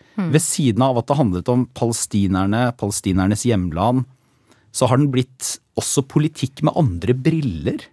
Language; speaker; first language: Norwegian; native; Norwegian